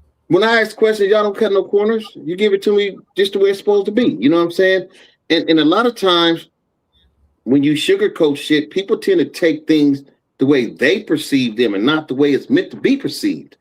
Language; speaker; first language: English; native; English